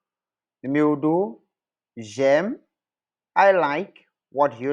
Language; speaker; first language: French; non-native, local second language; English